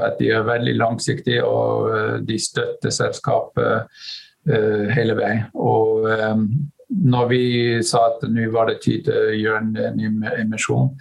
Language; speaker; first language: Norwegian; non-native, fluent; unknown